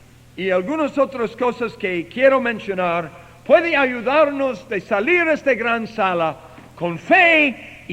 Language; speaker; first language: Spanish; non-native, fluent; English